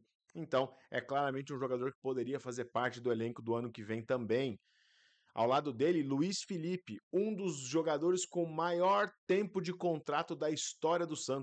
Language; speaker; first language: Portuguese; native; Portuguese